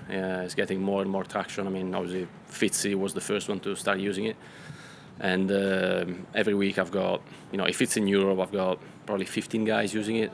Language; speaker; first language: English; non-native, fluent; Italian